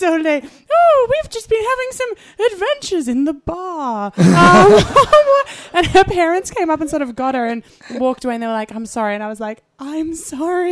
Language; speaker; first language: English; native; English